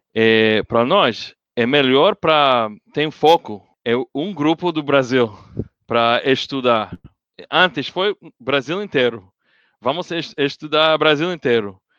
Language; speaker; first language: Portuguese; non-native, learner; English